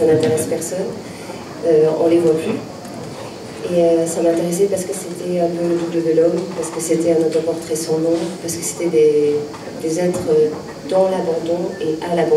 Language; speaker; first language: French; native; French